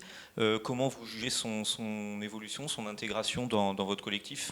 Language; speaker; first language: French; native; French